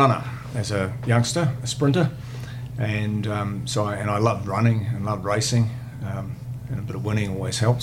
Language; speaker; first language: English; native; English